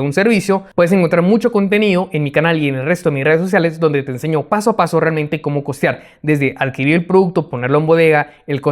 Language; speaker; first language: Spanish; native; Spanish